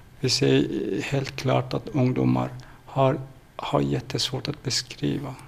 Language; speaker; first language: Swedish; non-native, fluent; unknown